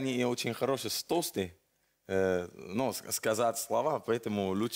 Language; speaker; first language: Russian; non-native, learner; Italian